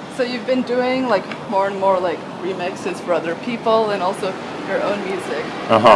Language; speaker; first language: English; non-native, local second language; Cantonese